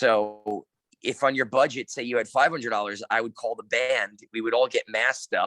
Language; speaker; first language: English; native; English